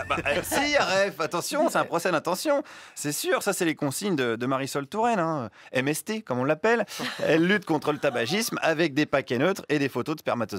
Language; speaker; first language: French; native; French